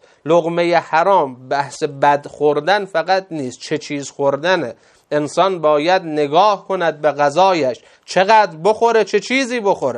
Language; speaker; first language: Persian; native; Persian